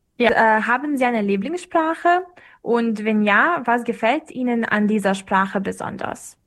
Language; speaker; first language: German; non-native, fluent; Serbian